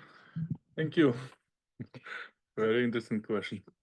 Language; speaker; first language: English; non-native, learner; Ukrainian